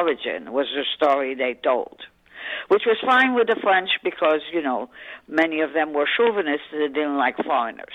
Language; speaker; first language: English; early bilingual, other home language; French